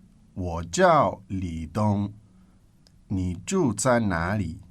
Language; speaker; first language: Chinese; non-native, learner; English